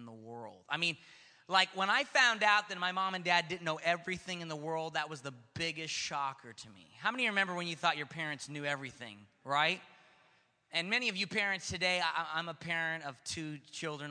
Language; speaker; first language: English; native; English